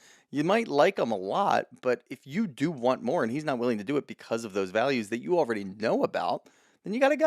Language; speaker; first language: English; native; English